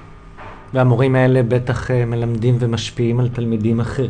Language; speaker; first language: Hebrew; native; Hebrew